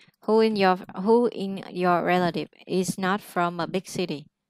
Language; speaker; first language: English; non-native, fluent; Vietnamese